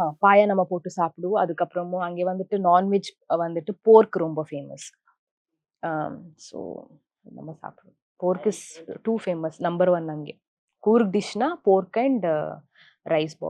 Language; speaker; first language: Tamil; non-native, local second language; Kannada